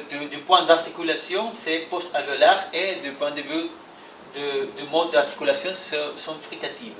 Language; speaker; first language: French; non-native, fluent; Spanish